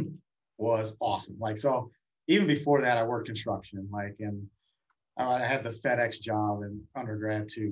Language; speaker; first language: English; native; English